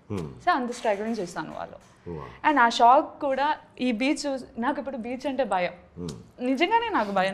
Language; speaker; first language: Telugu; non-native, learner; Malayalam